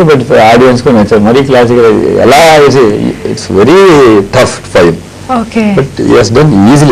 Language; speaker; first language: Telugu; non-native, learner; Tamil